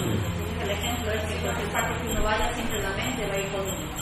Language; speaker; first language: Spanish; native; Spanish